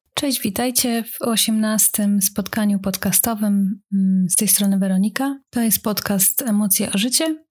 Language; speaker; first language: Polish; native; Polish